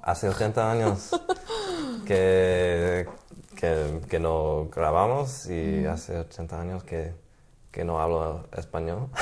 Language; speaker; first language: Spanish; non-native, fluent; English